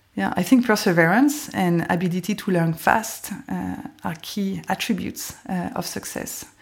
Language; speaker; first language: English; non-native, fluent; French